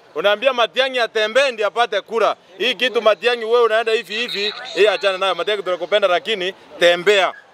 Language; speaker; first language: Swahili; non-native, local second language; Gusii